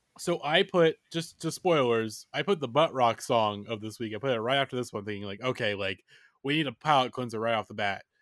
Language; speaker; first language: English; native; English